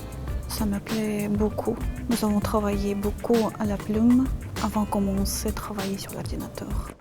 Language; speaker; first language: French; non-native, fluent; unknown